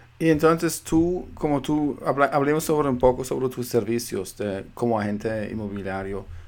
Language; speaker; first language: Spanish; non-native, fluent; German